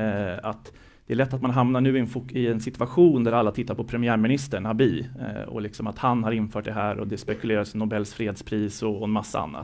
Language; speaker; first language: Swedish; native; Swedish